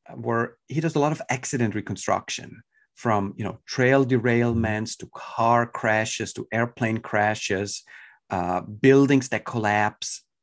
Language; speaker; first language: English; non-native, fluent; Swiss German